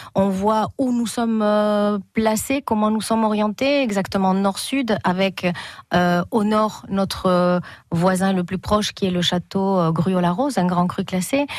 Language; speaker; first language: French; non-native, fluent; Spanish